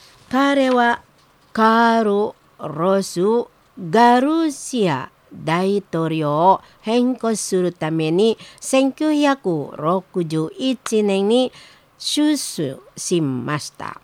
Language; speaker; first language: Japanese; non-native, learner; Indonesian